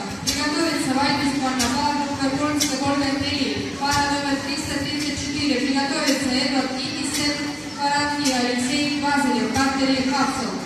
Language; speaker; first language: Russian; native; Russian